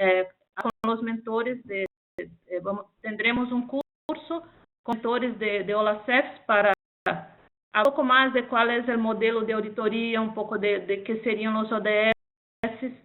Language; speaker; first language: Spanish; non-native, fluent; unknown